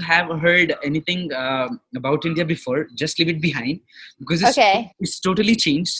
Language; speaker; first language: English; non-native, local second language; Marwari